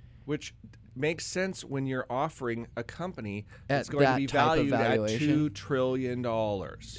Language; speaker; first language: English; native; English